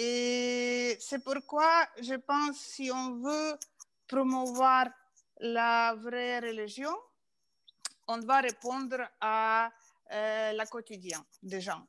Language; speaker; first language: French; non-native, fluent; Ukrainian